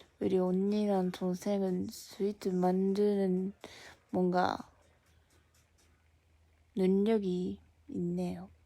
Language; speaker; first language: Korean; non-native, fluent; Japanese